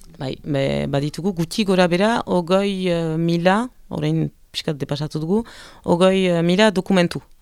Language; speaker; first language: Basque; native; Basque